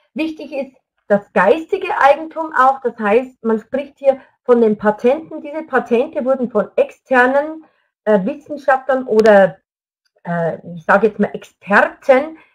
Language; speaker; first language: German; native; German